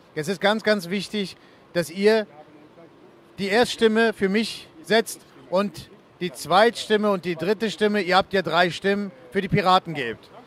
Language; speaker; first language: German; early bilingual, other home language; Turkish